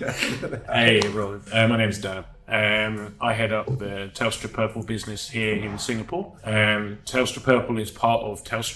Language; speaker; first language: English; native; English